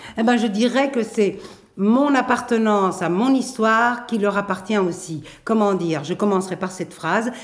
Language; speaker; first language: French; native; French